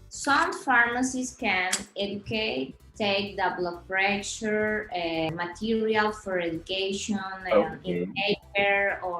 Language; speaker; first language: English; non-native, learner; Spanish